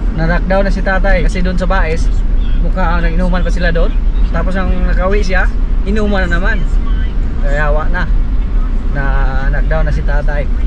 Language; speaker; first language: Filipino; non-native, local second language; Cebuano